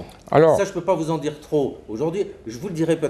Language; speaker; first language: French; native; French